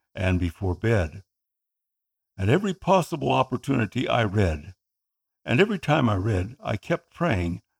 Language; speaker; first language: English; non-native, local second language; Filipino